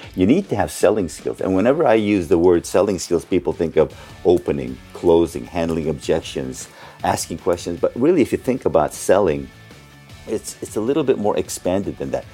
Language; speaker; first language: English; early bilingual, other home language; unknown